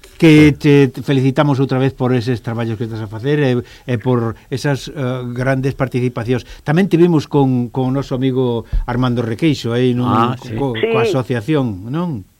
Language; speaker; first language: Galician; native; Galician